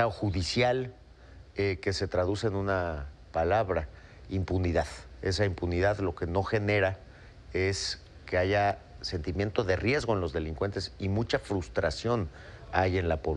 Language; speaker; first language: Spanish; native; Spanish